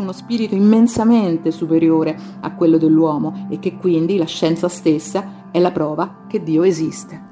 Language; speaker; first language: Italian; native; Italian